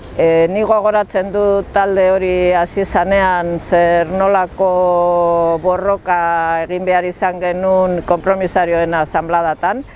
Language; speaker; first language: Basque; native; Basque